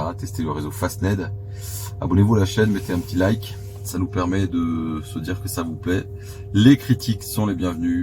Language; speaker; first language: French; native; French